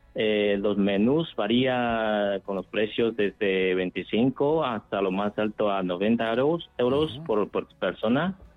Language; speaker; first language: Spanish; non-native, fluent; Chinese